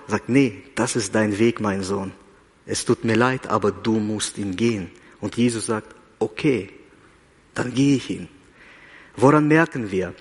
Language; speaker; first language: German; early bilingual, other home language; Russian